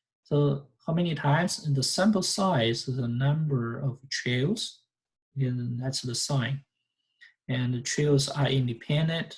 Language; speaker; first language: English; non-native, fluent; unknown